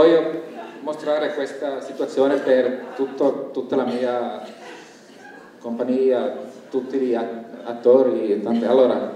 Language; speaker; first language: Italian; non-native, fluent; Finnish